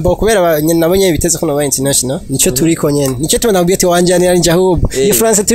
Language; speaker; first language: French; non-native, learner; Rundi